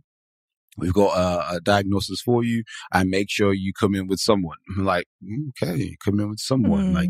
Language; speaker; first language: English; non-native, local second language; Yoruba